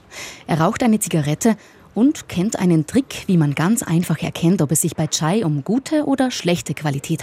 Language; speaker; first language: German; native; German